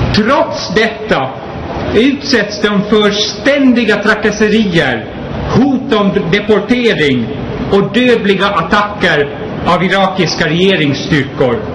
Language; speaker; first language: Swedish; non-native, fluent; Persian